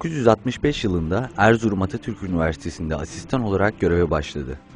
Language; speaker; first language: Turkish; native; Turkish